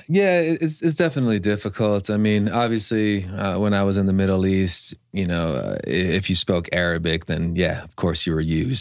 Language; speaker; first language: English; early bilingual, other home language; Spanish